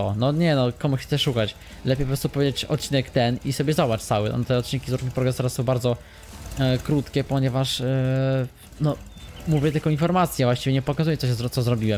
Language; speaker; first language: Polish; native; Polish